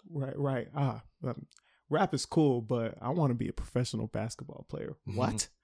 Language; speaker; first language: English; early bilingual, other home language; Haitian Creole